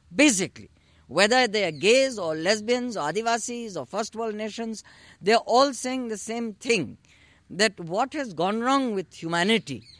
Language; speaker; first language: English; non-native, local second language; Urdu